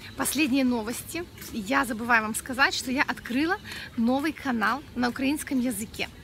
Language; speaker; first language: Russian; non-native, local second language; Ukrainian